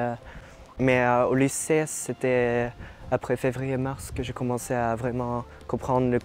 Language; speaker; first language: French; non-native, fluent; Norwegian